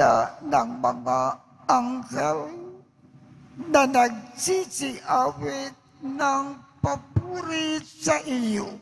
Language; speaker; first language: Filipino; native; Filipino